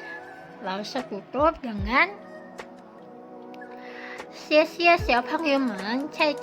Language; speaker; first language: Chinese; non-native, fluent; Indonesian